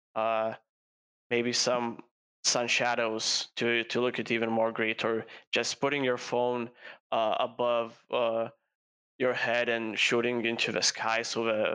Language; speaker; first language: English; non-native, fluent; Lithuanian